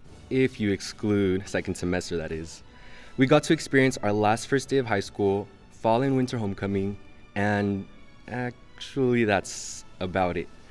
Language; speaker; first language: English; early bilingual, other home language; Spanish